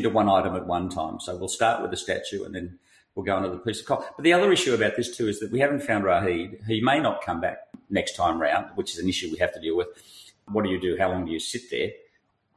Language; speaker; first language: English; native; English